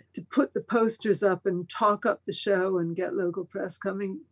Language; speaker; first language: English; early bilingual, other home language; Spanish